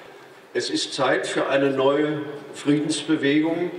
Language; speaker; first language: German; native; German